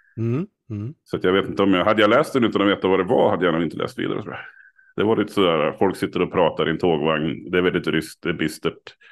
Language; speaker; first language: Swedish; native; Swedish